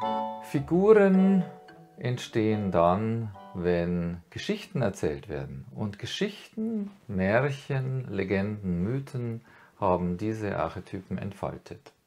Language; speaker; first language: German; native; German